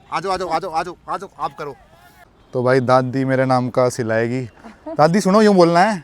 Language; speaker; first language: Hindi; native; Hindi